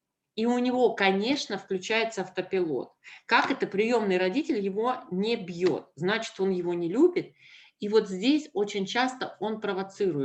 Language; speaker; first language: Russian; native; Russian